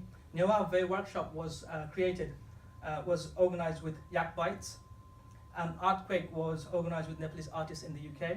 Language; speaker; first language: English; non-native, fluent; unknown